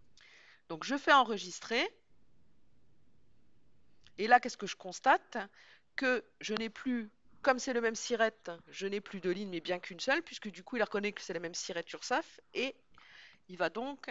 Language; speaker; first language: French; native; French